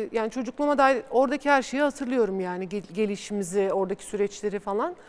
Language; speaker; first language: Turkish; early bilingual, other home language; Bulgarian